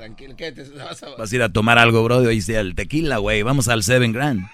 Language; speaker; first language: Spanish; native; Spanish